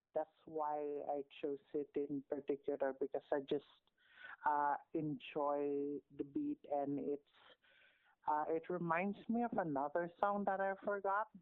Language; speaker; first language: English; non-native, local second language; Filipino